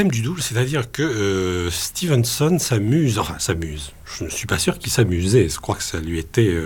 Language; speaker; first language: French; native; French